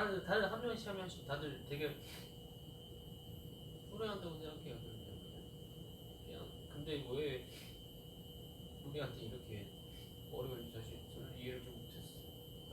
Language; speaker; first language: Korean; non-native, fluent; Chinese